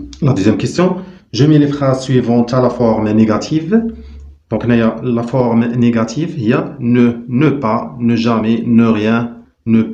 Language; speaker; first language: French; non-native, local second language; Arabic